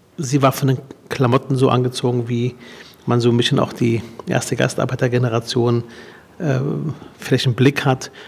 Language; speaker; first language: German; early bilingual, other home language; Arabic